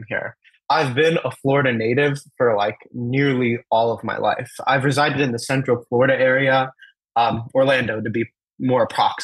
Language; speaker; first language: English; early bilingual, other home language; Telugu